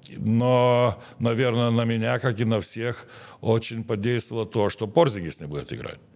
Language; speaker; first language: Russian; non-native, local second language; Lithuanian